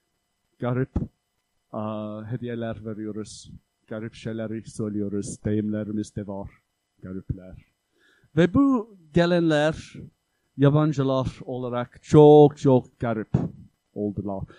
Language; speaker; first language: Turkish; non-native, fluent; English